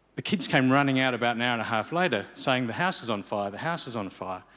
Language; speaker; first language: English; native; English